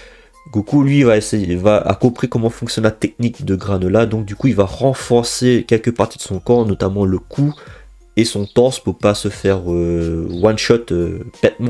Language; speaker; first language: French; native; French